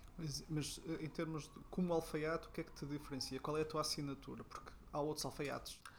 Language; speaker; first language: Portuguese; native; Portuguese